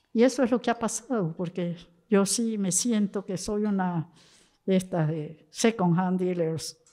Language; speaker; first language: Spanish; native; Spanish